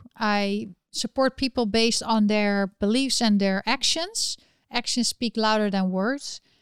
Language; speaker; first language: English; non-native, fluent; Dutch